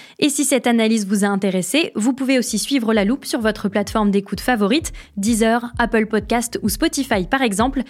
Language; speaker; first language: French; native; French